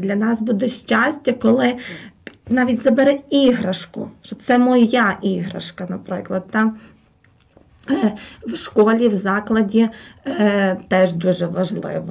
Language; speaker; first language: Ukrainian; native; Ukrainian